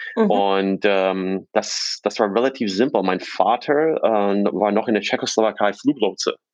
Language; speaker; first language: German; non-native, fluent; English